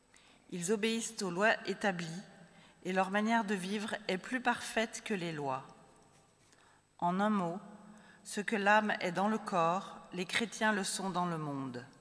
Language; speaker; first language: French; native; French